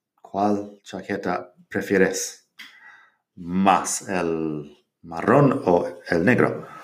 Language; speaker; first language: Spanish; non-native, fluent; English